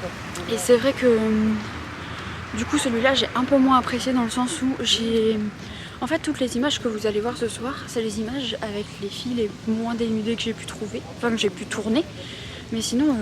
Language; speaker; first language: French; native; French